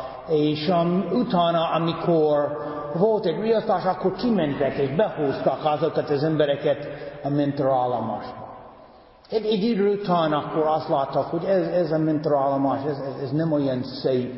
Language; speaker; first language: Hungarian; non-native, fluent; English